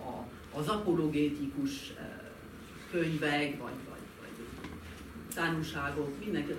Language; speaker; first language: Hungarian; non-native, fluent; French